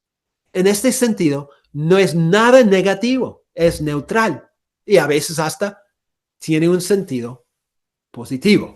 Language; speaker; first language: Spanish; non-native, fluent; English